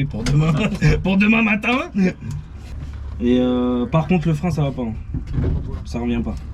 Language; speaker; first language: French; native; French